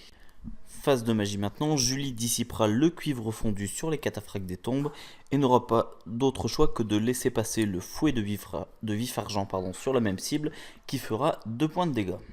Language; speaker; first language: French; native; French